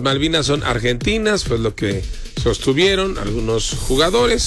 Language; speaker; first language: Spanish; native; Spanish